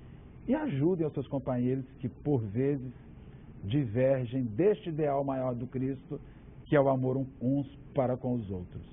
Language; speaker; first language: Portuguese; native; Portuguese